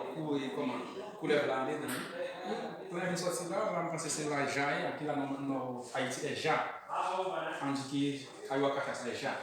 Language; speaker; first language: Portuguese; non-native, learner; Haitian Creole